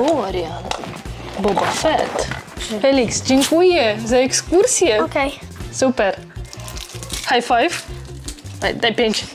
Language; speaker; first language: Polish; non-native, learner; Ukrainian